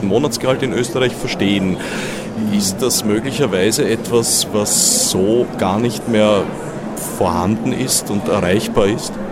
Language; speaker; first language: German; native; German